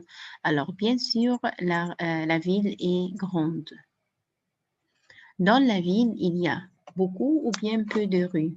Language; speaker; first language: French; non-native, fluent; Arabic